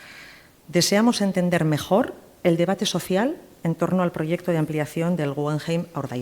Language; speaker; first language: Spanish; native; Spanish